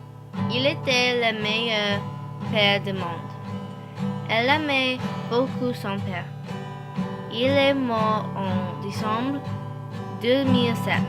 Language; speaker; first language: French; non-native, learner; English